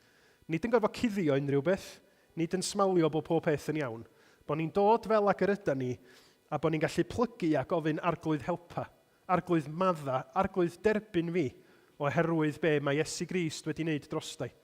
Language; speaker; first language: Welsh; native; Welsh